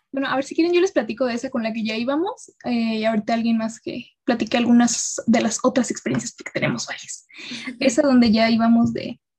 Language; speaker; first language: Spanish; native; Spanish